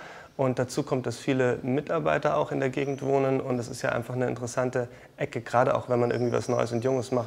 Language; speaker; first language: German; native; German